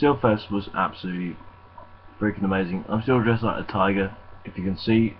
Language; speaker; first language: English; native; English